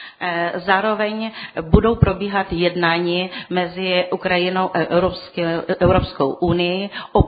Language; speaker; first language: Czech; non-native, fluent; Ukrainian